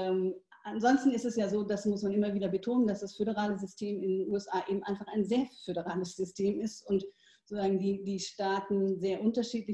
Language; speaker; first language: German; native; German